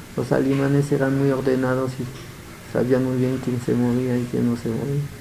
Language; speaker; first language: Spanish; early bilingual, other home language; Yiddish